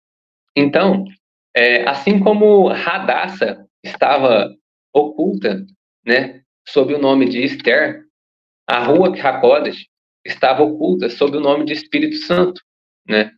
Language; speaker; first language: Portuguese; native; Portuguese